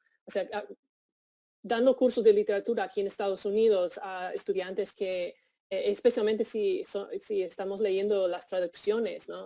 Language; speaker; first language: Spanish; non-native, fluent; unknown